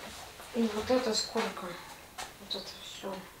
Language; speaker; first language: Japanese; non-native, learner; Russian